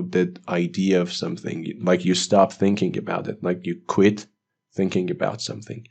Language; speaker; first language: English; non-native, fluent; Persian